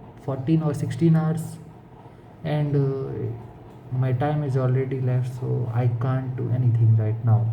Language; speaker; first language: English; non-native, local second language; Hindi